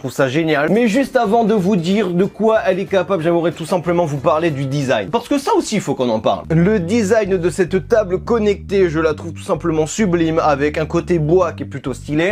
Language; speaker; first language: French; native; French